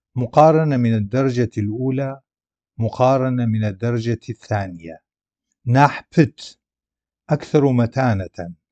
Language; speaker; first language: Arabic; non-native, local second language; Adyghe